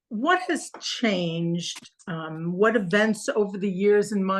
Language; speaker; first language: English; native; English